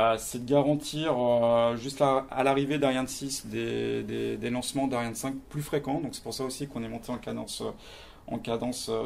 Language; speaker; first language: French; native; French